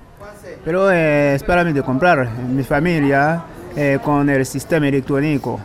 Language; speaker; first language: Spanish; non-native, learner; Haitian Creole